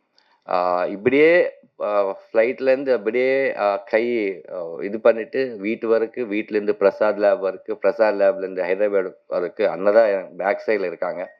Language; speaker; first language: Tamil; non-native, learner; Telugu